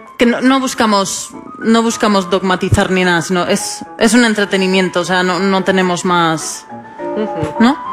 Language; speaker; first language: Spanish; native; Spanish